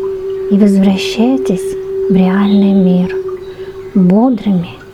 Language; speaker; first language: Russian; native; Russian